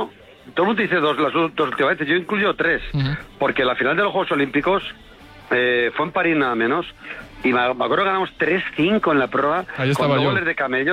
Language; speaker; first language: Spanish; native; Spanish